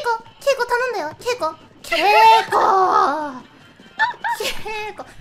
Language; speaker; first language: Japanese; native; Japanese